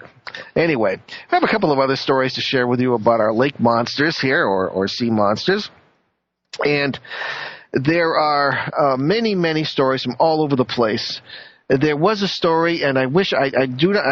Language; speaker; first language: English; native; English